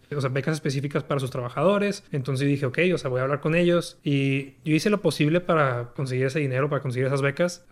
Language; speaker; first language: Spanish; native; Spanish